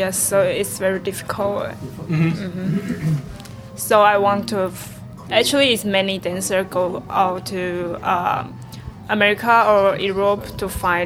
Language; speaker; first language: English; non-native, learner; Chinese